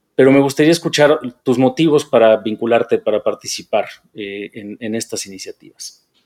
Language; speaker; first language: Spanish; native; Spanish